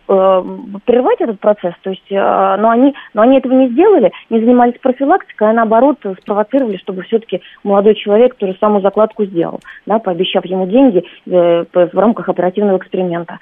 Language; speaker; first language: Russian; native; Russian